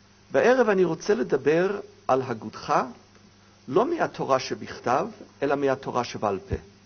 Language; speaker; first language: Hebrew; non-native, fluent; English